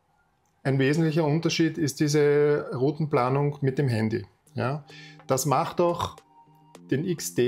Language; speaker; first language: German; native; German